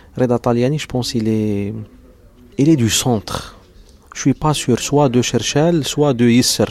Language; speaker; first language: French; non-native, local second language; Arabic